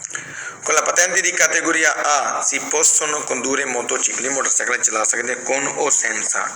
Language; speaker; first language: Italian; non-native, fluent; Punjabi